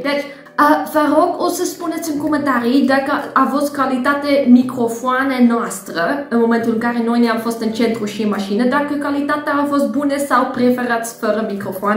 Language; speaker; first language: Romanian; non-native, learner; Dutch